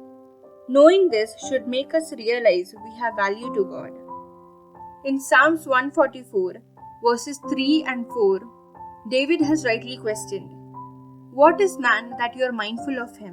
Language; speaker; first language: English; non-native, local second language; Malayalam